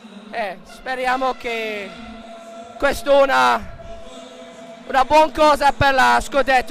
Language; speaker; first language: Italian; non-native, learner; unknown